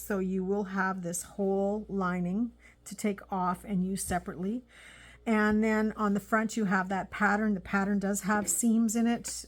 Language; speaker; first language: English; native; English